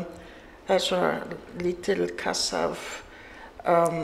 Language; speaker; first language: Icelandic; early bilingual, heritage; English